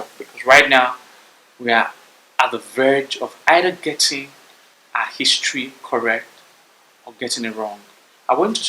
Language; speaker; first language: English; non-native, local second language; Bini